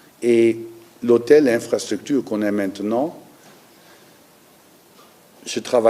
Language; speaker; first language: French; non-native, learner; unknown